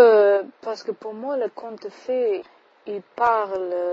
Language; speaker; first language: French; non-native, fluent; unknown